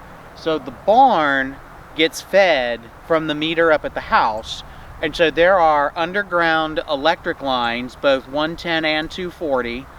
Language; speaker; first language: English; native; English